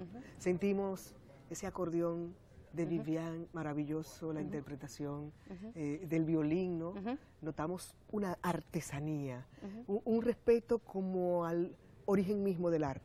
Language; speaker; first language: Spanish; native; Spanish